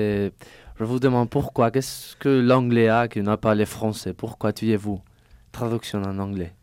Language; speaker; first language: French; non-native, fluent; Spanish